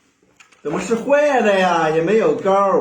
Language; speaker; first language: Chinese; native; Chinese